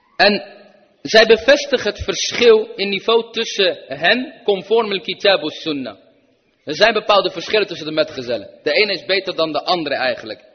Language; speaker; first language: Dutch; early bilingual, other home language; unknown